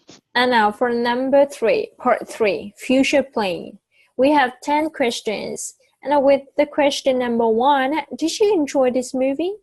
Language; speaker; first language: English; non-native, fluent; Vietnamese